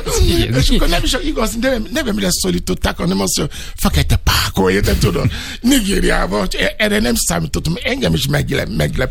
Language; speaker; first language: Hungarian; non-native, fluent; Yoruba